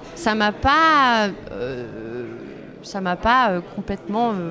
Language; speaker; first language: French; native; French